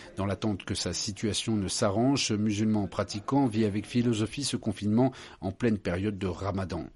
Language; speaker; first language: French; native; French